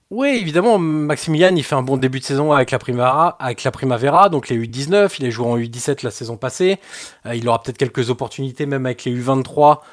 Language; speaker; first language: French; native; French